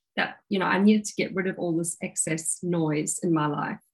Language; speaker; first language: English; native; English